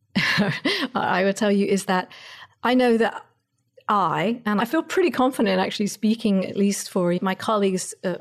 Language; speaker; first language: English; native; English